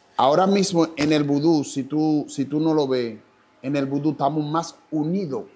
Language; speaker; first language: Spanish; non-native, fluent; Haitian Creole